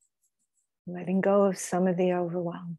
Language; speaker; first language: English; native; English